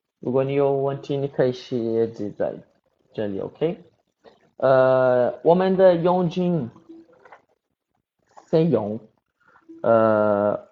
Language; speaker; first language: Chinese; non-native, learner; Portuguese